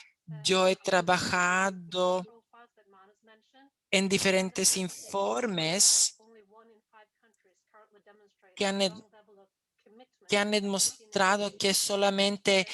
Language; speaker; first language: Spanish; non-native, fluent; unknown